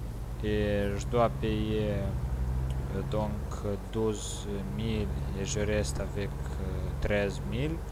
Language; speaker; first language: French; non-native, learner; Romanian